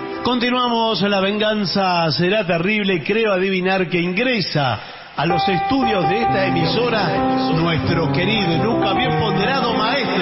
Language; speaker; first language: Spanish; native; Spanish